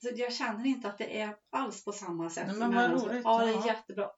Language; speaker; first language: Swedish; native; Swedish